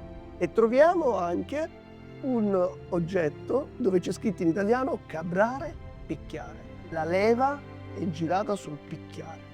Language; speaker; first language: Italian; native; Italian